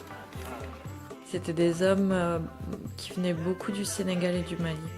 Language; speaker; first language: French; native; French